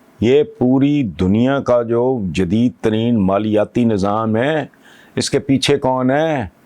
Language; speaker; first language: Urdu; non-native, local second language; Punjabi